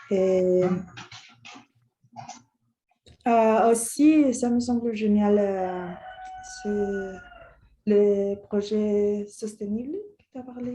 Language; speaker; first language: French; non-native, fluent; Spanish